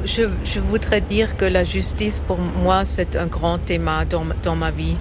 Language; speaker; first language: French; non-native, fluent; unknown